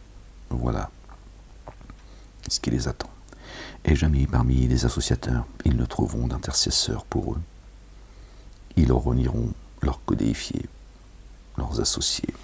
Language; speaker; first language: French; native; French